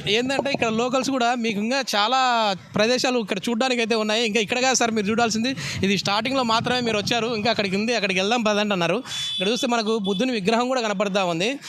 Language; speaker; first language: Telugu; native; Telugu